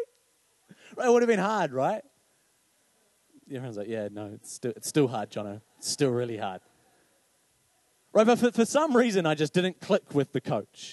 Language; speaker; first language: English; native; English